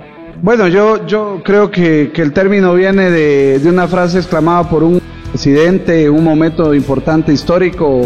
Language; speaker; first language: Spanish; native; Spanish